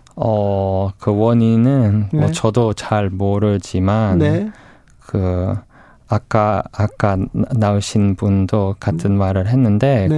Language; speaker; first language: Korean; non-native, fluent; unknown